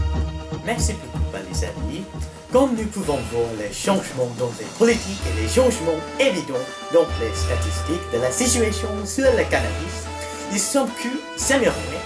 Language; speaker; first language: French; non-native, learner; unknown